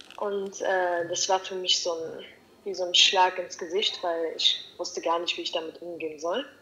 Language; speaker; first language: German; early bilingual, other home language; Italian